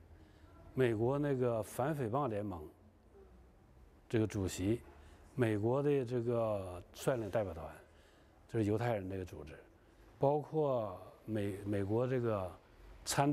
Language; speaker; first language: Chinese; native; Chinese